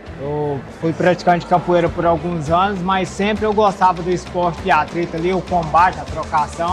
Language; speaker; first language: Portuguese; native; Portuguese